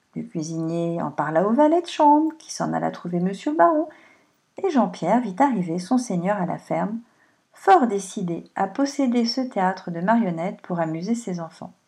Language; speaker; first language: French; native; French